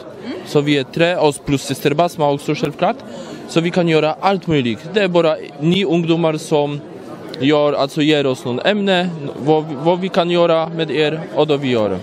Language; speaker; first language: Swedish; non-native, fluent; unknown